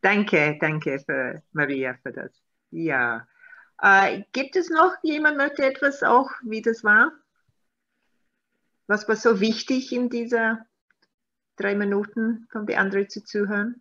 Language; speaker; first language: German; non-native, learner; Maltese